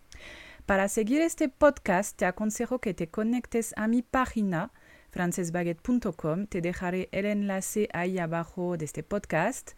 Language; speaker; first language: Spanish; non-native, fluent; French